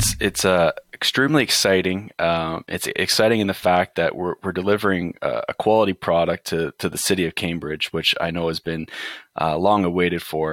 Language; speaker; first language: English; native; English